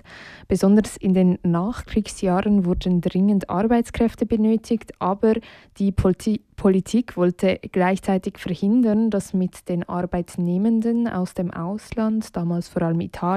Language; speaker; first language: German; native; German